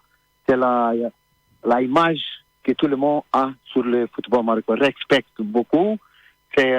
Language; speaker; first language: French; non-native, learner; Portuguese